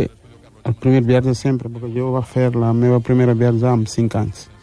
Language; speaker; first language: Catalan; early bilingual, other home language; Wolof